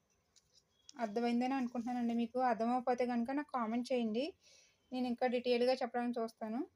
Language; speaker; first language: Telugu; native; Telugu